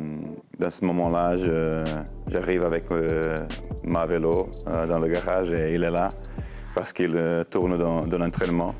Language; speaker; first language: French; non-native, learner; Portuguese